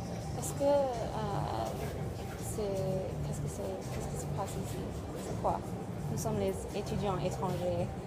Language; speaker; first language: French; non-native, learner; English